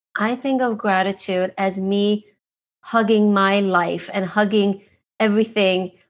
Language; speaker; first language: English; non-native, fluent; Turkish